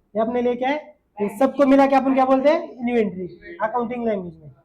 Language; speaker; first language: Hindi; non-native, local second language; Marathi